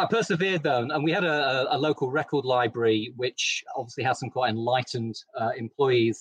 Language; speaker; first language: English; native; English